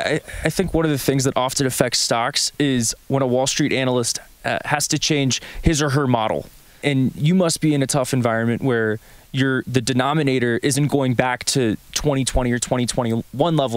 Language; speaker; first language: English; native; English